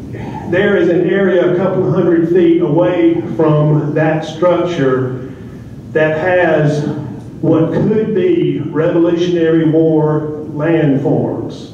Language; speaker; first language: English; native; English